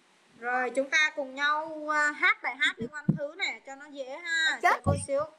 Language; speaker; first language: Vietnamese; native; Vietnamese